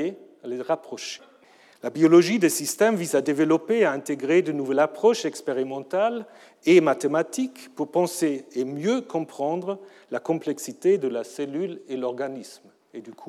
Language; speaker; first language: French; non-native, fluent; German